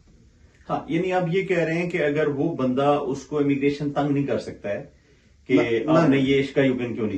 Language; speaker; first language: Hindi; native; Hindi